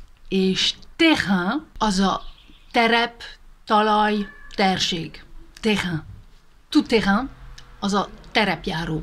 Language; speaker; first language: Hungarian; early bilingual, heritage; Hungarian